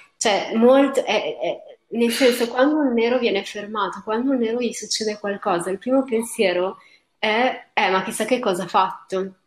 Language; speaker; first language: Italian; early bilingual, other home language; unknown